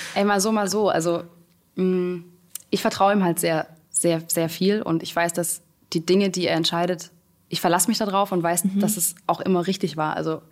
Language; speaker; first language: German; native; German